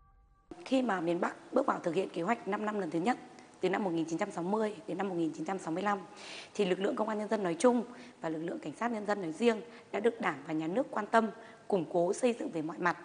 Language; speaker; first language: Vietnamese; native; Vietnamese